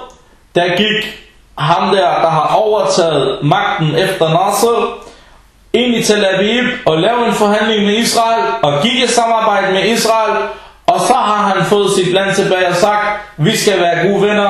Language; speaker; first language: Danish; early bilingual, other home language; Arabic